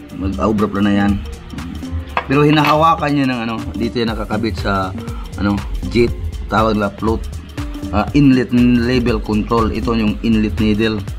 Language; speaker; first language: Filipino; non-native, local second language; Cebuano